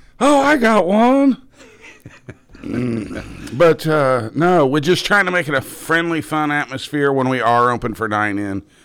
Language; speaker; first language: English; native; English